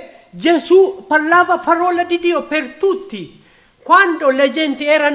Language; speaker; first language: Italian; non-native, learner; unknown